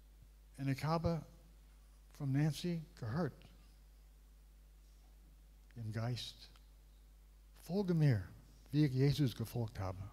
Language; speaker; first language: German; non-native, learner; English